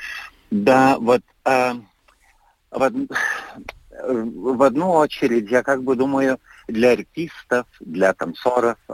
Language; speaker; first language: Russian; non-native, fluent; Lithuanian